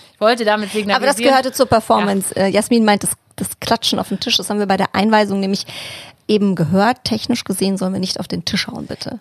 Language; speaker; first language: German; native; German